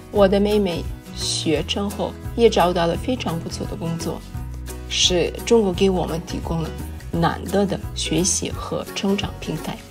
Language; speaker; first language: Chinese; non-native, fluent; Turkmen